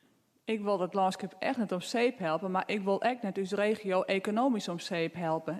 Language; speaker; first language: Dutch; non-native, local second language; Western Frisian